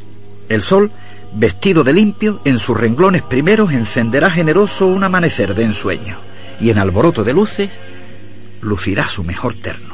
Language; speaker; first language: Spanish; native; Spanish